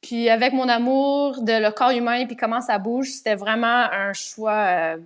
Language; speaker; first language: French; non-native, local second language; English